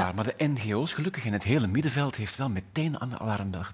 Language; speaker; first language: Dutch; native; Dutch